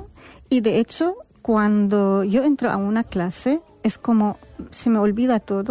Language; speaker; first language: Spanish; non-native, fluent; Arabic